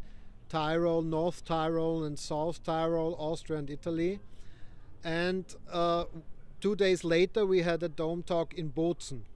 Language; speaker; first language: English; non-native, fluent; German